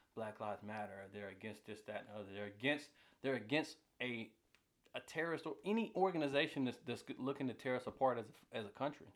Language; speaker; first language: English; native; English